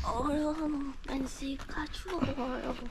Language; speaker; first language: Korean; non-native, learner; Vietnamese